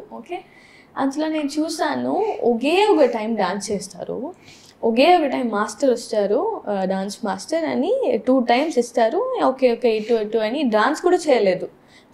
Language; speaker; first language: Telugu; non-native, learner; Tamil